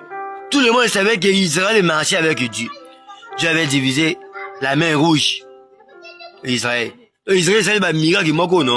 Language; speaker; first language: French; non-native, local second language; Lingala